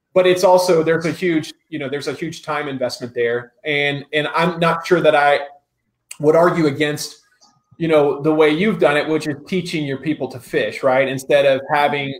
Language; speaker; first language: English; native; English